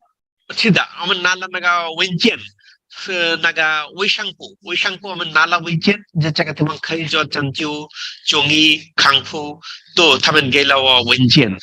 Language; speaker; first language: Chinese; non-native, learner; Bangla